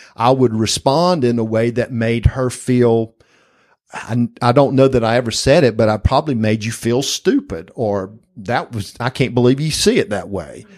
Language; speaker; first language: English; native; English